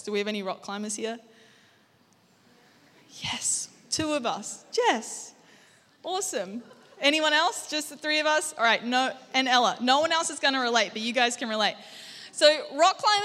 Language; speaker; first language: English; native; English